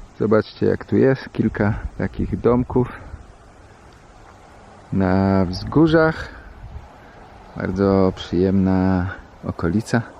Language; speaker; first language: Polish; native; Polish